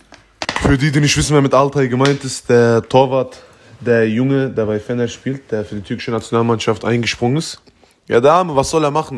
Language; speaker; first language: German; native; German